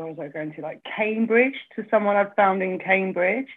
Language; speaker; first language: English; native; English